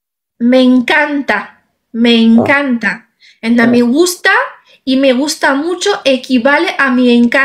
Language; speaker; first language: Spanish; non-native, fluent; Arabic